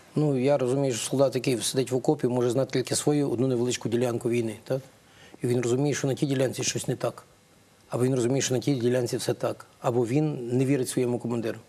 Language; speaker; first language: Ukrainian; native; Ukrainian